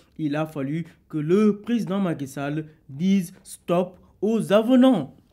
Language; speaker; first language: French; non-native, local second language; Wolof